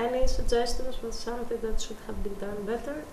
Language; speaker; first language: English; non-native, fluent; Greek